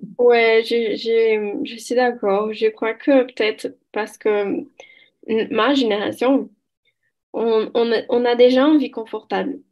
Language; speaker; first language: French; non-native, learner; Portuguese